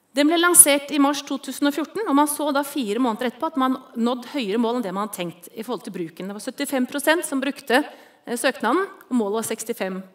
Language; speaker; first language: Norwegian; native; Norwegian